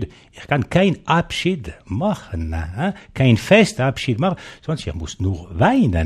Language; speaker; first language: German; non-native, local second language; French